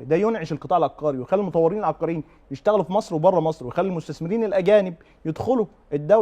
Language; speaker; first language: Arabic; native; Arabic